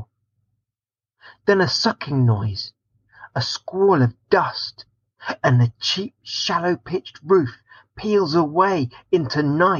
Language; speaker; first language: English; native; English